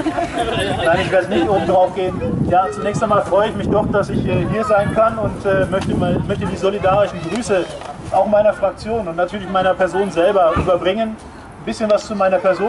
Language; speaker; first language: German; native; German